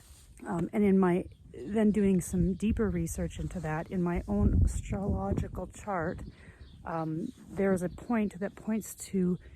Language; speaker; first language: English; native; English